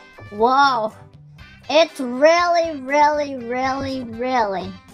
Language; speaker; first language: English; non-native, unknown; Japanese